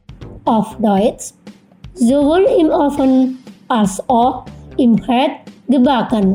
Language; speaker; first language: German; non-native, fluent; Indonesian